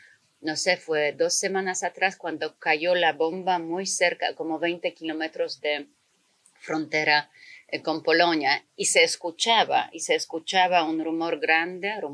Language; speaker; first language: Spanish; non-native, fluent; Polish